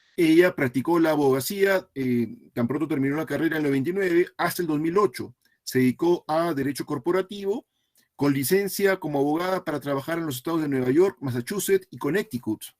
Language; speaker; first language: Spanish; native; Spanish